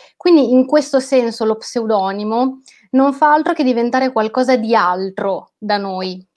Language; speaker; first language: Italian; native; Italian